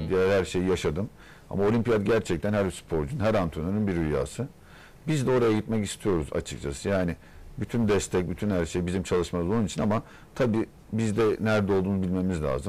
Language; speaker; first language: Turkish; native; Turkish